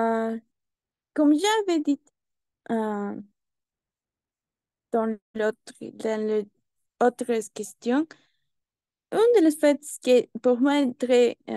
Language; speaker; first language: French; non-native, learner; Spanish